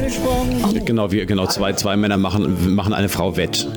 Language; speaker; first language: German; native; German